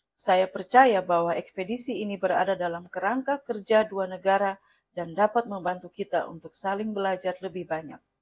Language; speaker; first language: Indonesian; non-native, fluent; Russian